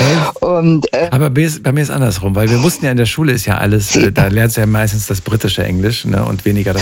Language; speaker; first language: German; native; German